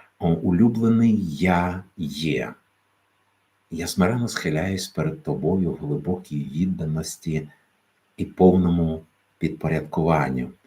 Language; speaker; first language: Ukrainian; native; Ukrainian